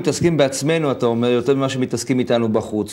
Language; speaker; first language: Hebrew; native; Hebrew